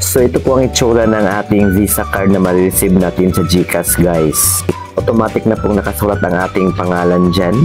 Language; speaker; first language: Filipino; native; Filipino